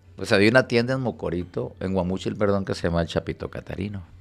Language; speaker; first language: Spanish; native; Spanish